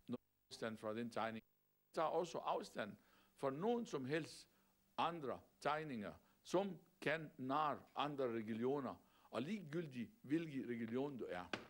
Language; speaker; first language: Danish; non-native, fluent; Arabic